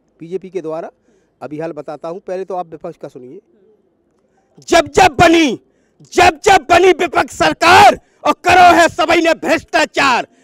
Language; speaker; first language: Hindi; native; Hindi